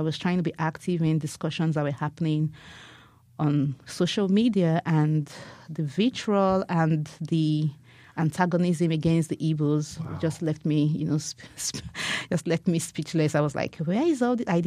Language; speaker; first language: English; non-native, local second language; Igbo